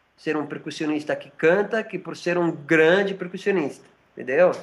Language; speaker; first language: Portuguese; non-native, fluent; French